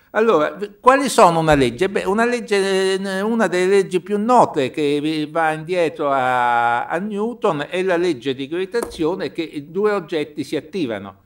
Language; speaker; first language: Italian; native; Italian